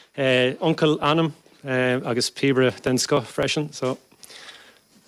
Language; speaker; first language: Irish; non-native, local second language; English